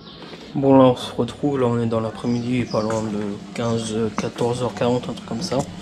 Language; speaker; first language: French; native; French